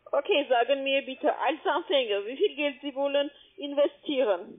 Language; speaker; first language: German; non-native, fluent; French